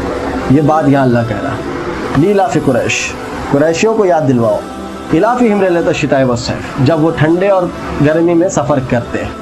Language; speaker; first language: Urdu; native; Urdu